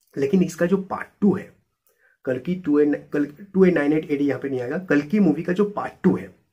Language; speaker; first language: Hindi; native; Hindi